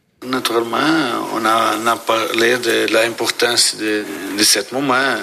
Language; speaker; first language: French; non-native, fluent; Portuguese